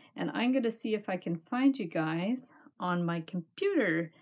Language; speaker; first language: English; native; English